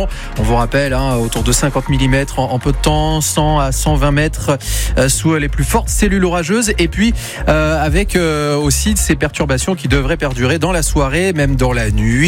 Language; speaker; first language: French; native; French